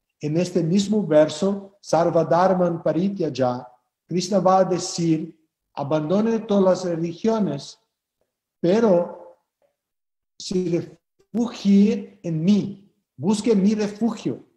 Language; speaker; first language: Spanish; non-native, fluent; Portuguese